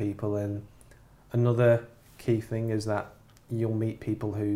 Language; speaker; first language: English; native; English